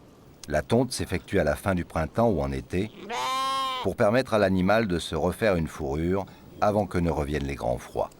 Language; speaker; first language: French; native; French